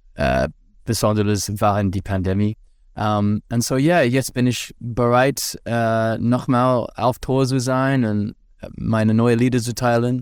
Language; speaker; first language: German; non-native, fluent; English